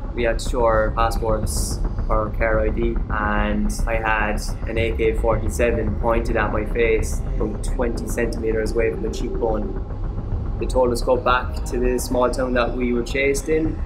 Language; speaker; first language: English; native; English